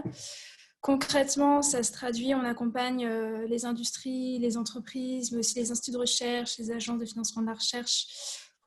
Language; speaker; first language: French; native; French